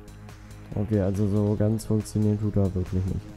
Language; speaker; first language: German; native; German